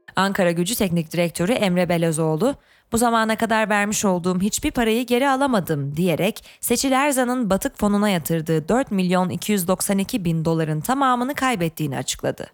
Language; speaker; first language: Turkish; native; Turkish